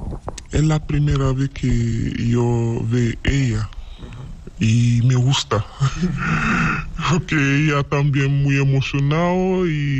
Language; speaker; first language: Spanish; non-native, learner; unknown